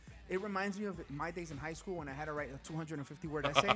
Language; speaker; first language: English; early bilingual, other home language; Spanish